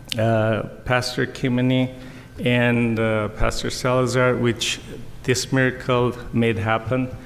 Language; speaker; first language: English; non-native, fluent; Armenian